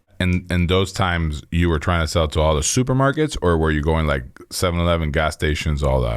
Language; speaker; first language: English; native; English